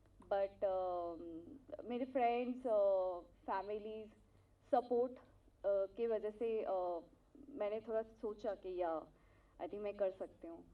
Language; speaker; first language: Hindi; non-native, local second language; Telugu